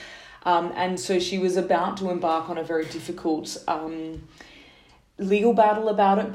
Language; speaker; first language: English; native; English